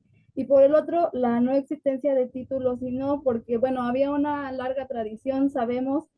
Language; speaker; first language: Spanish; native; Spanish